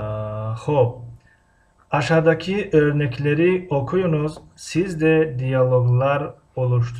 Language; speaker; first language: Turkish; non-native, fluent; Tajik